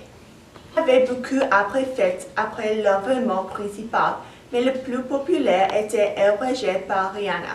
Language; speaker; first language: French; non-native, learner; English